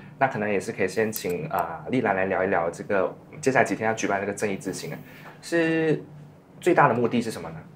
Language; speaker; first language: Chinese; native; Chinese